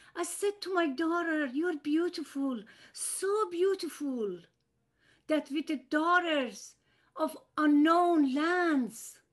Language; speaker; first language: English; non-native, fluent; Persian